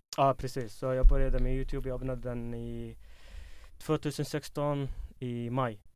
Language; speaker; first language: Swedish; early bilingual, other home language; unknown